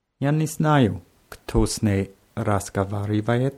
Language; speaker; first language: Russian; non-native, learner; German